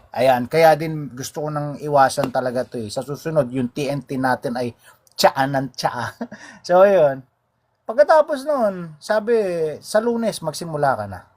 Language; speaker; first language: Filipino; native; Filipino